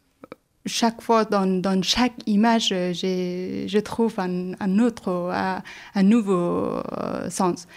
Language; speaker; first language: French; non-native, learner; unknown